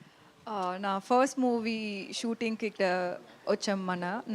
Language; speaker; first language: Telugu; non-native, learner; Tamil